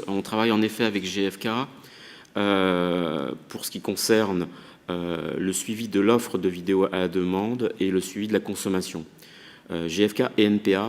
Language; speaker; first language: French; native; French